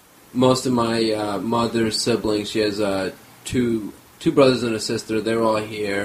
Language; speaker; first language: English; early bilingual, other home language; Armenian